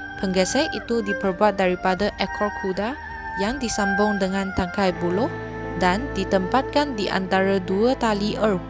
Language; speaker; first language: Malay; non-native, local second language; Chinese